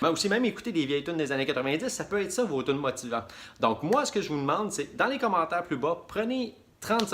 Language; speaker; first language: French; native; French